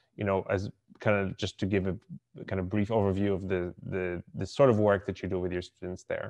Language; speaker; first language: English; non-native, fluent; Hebrew